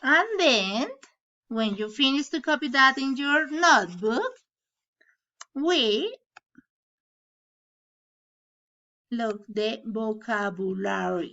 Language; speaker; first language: English; non-native, learner; Spanish